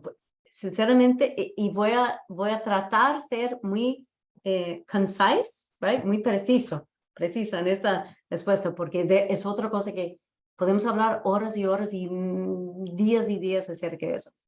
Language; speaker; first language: Spanish; non-native, fluent; English